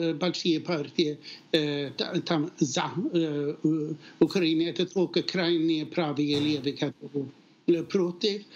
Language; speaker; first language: Russian; non-native, fluent; Swedish